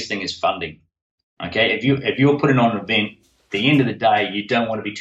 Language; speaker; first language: English; native; English